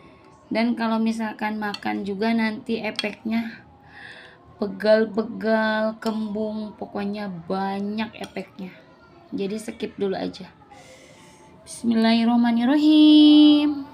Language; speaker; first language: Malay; non-native, local second language; Sundanese